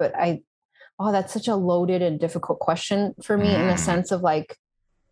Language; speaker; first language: English; native; English